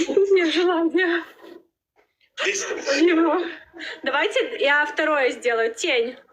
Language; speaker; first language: Russian; native; Russian